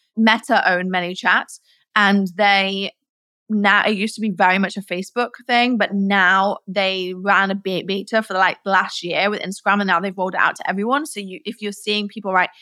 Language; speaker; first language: English; native; English